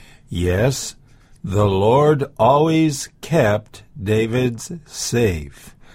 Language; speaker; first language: English; native; English